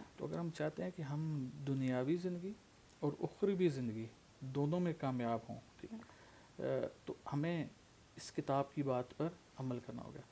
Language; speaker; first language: Urdu; non-native, local second language; Punjabi